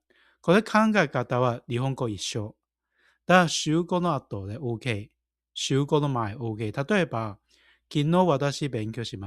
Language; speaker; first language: Japanese; non-native, learner; Cantonese